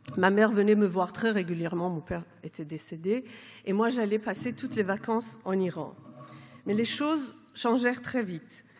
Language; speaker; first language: French; non-native, fluent; Persian